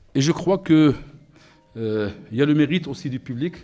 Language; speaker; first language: French; non-native, local second language; Arabic